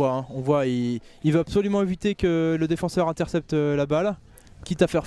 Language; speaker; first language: French; native; French